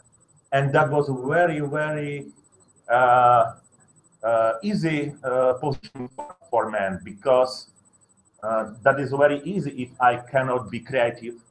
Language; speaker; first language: English; non-native, learner; Slovak